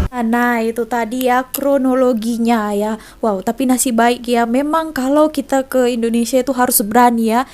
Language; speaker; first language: Indonesian; native; Indonesian